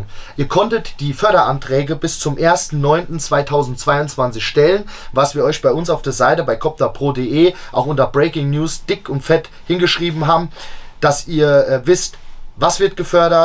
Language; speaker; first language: German; native; German